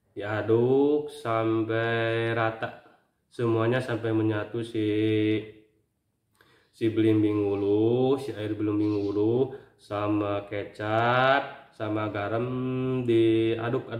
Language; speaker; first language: Indonesian; native; Indonesian